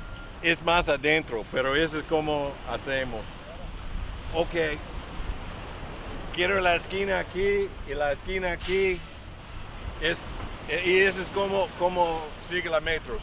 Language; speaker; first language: Spanish; non-native, learner; English